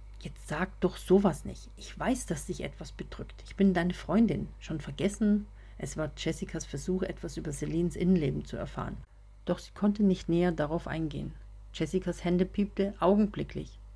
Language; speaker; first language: German; native; German